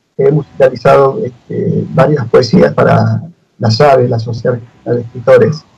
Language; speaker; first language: Spanish; native; Spanish